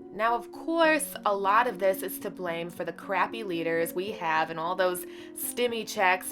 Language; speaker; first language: English; native; English